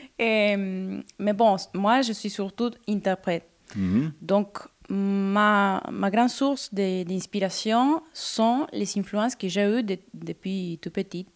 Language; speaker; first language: French; non-native, fluent; Spanish